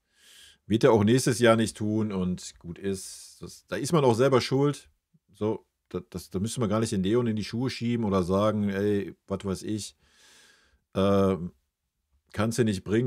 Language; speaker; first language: German; native; German